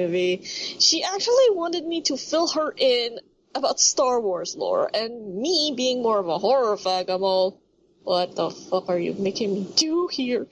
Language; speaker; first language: English; non-native, local second language; Filipino